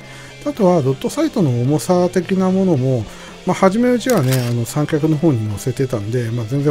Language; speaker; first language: Japanese; native; Japanese